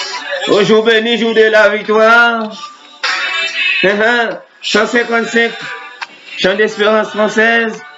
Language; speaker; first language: French; non-native, local second language; Haitian Creole